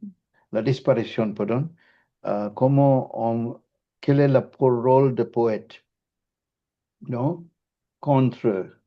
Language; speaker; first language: French; non-native, fluent; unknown